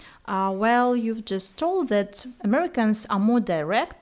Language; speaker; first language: English; non-native, fluent; Russian